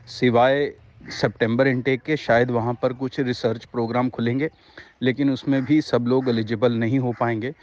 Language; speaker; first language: Hindi; non-native, local second language; Punjabi